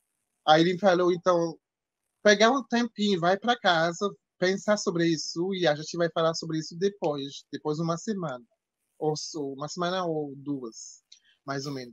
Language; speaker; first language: Portuguese; non-native, fluent; French